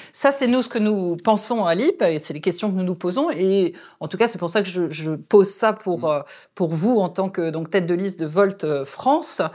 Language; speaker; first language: French; native; French